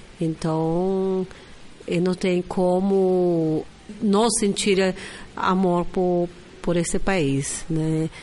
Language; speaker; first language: Portuguese; non-native, fluent; Spanish